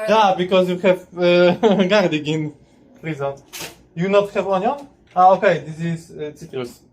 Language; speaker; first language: English; non-native, learner; Polish